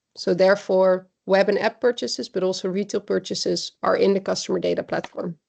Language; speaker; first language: English; non-native, fluent; Dutch